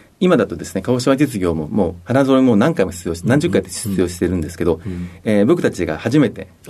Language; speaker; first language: Japanese; native; Japanese